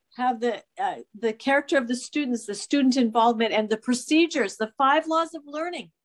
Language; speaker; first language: English; native; English